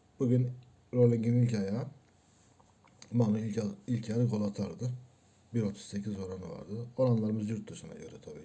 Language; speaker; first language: Turkish; native; Turkish